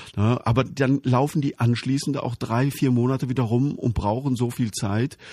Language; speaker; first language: German; native; German